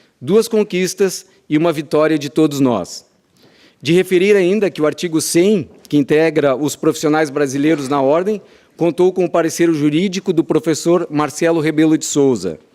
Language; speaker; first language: Portuguese; native; Portuguese